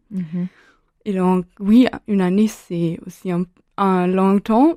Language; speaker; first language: French; non-native, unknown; German